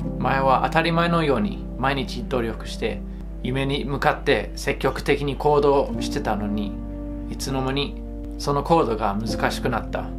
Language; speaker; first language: Japanese; non-native, fluent; English